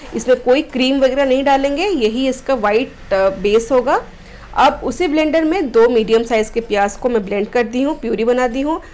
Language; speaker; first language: Hindi; non-native, local second language; Odia